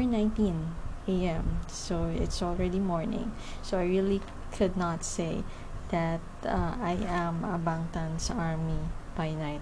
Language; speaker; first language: English; non-native, local second language; Filipino